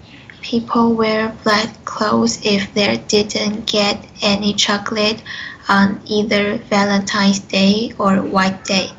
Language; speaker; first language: English; non-native, learner; Chinese